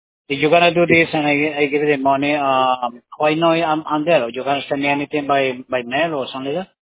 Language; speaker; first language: English; non-native, learner; Spanish